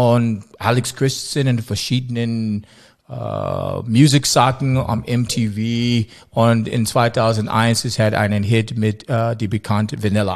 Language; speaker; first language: German; non-native, learner; English